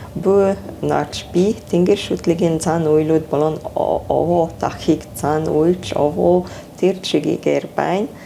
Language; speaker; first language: Mongolian; non-native, fluent; Hungarian